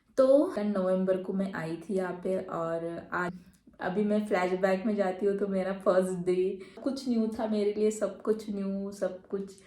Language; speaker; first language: Hindi; non-native, local second language; Marathi